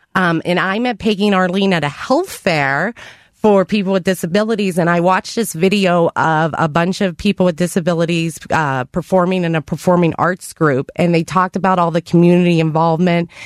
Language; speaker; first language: English; native; English